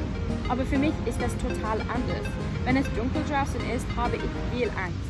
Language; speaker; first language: German; non-native, learner; English